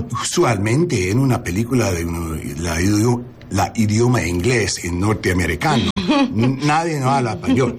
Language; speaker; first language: Spanish; non-native, learner; English